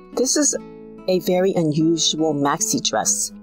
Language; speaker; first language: English; native; English